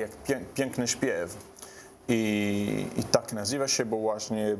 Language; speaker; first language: Polish; non-native, learner; Italian